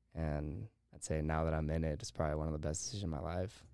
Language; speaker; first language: English; early bilingual, heritage; Spanish